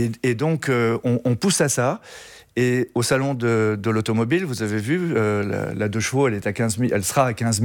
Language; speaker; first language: French; native; French